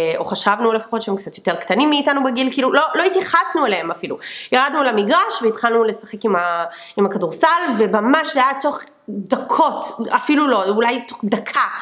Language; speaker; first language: Hebrew; non-native, fluent; English